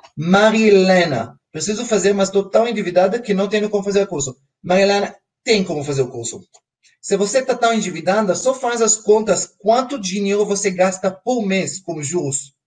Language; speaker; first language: Portuguese; non-native, fluent; Hebrew